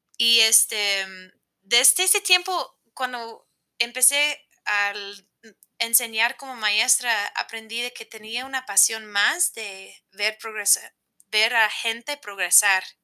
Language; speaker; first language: Spanish; non-native, fluent; English